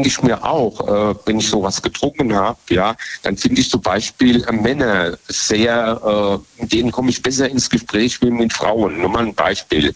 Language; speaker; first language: German; native; German